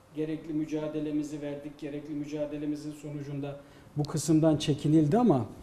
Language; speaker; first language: Turkish; native; Turkish